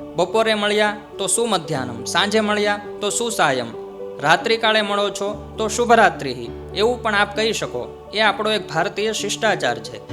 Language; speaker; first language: Gujarati; native; Gujarati